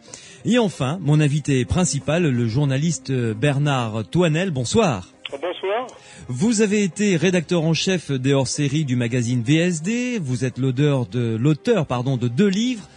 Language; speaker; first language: French; native; French